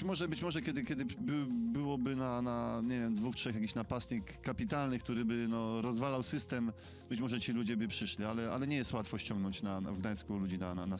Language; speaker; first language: Polish; native; Polish